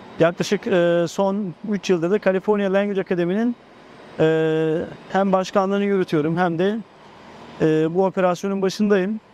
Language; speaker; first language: Turkish; native; Turkish